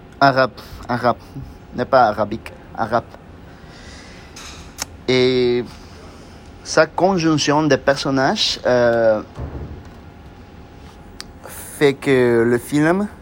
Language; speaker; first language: French; non-native, learner; Spanish